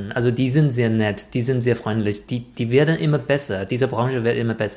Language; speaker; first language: German; non-native, fluent; Chinese